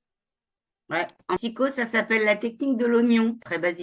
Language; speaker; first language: French; native; French